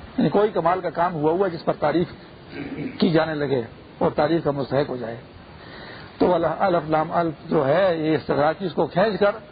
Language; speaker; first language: Urdu; non-native, local second language; Pashto